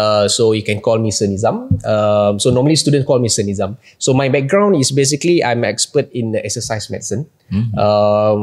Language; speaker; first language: English; non-native, local second language; Malay